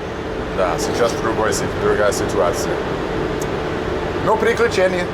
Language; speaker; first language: Russian; non-native, learner; English